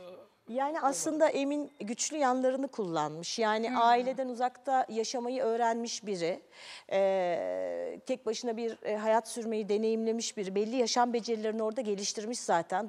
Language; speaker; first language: Turkish; native; Turkish